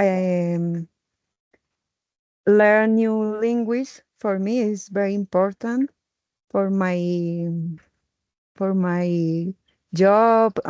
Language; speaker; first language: English; non-native, learner; Spanish